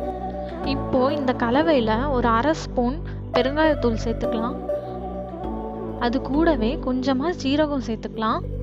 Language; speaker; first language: Tamil; native; Tamil